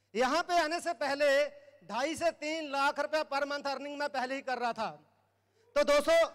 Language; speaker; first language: Hindi; native; Hindi